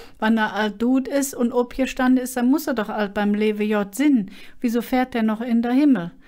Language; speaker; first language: German; native; German